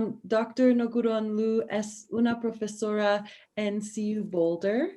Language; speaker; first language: Spanish; non-native, learner; English